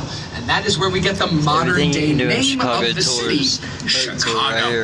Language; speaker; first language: English; native; English